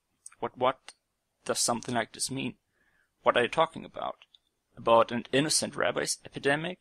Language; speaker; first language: English; non-native, fluent; German